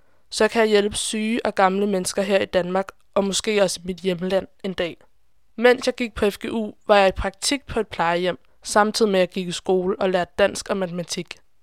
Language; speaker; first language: Danish; non-native, fluent; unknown